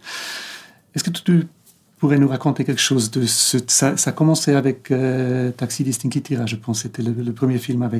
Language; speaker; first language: French; non-native, local second language; German